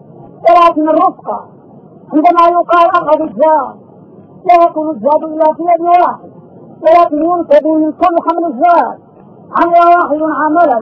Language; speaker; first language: Arabic; native; Arabic